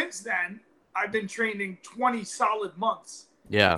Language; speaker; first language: English; native; English